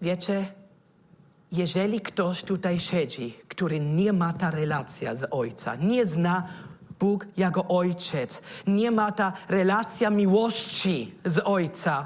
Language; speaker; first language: Polish; non-native, learner; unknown